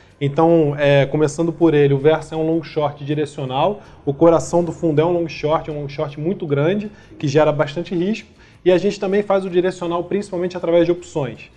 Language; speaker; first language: Portuguese; native; Portuguese